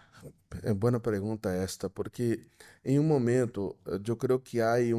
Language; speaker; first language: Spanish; non-native, fluent; Portuguese